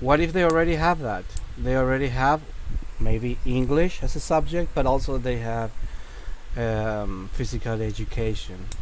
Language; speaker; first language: English; non-native, fluent; Spanish